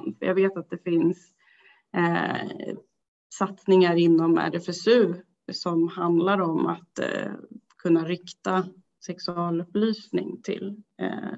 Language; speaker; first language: Swedish; native; Swedish